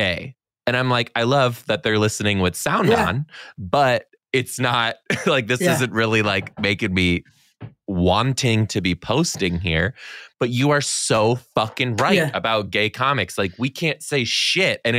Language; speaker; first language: English; native; English